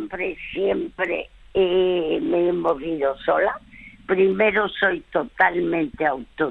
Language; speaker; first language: Spanish; early bilingual, other home language; French